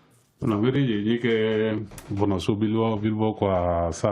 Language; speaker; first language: Basque; non-native, local second language; Spanish